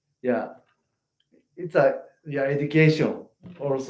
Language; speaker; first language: English; non-native, learner; Japanese